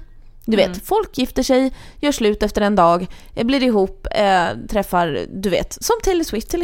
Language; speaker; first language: Swedish; native; Swedish